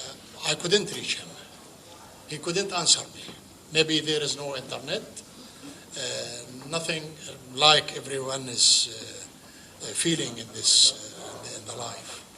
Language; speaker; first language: English; non-native, fluent; Arabic